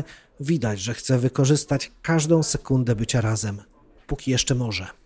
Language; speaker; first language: Polish; native; Polish